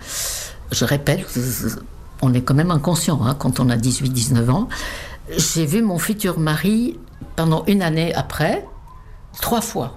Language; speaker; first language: French; non-native, fluent; Czech